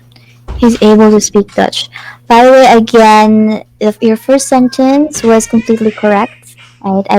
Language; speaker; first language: English; non-native, fluent; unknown